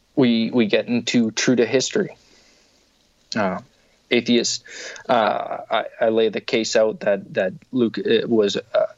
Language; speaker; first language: English; native; English